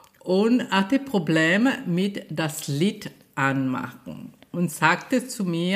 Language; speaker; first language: German; non-native, fluent; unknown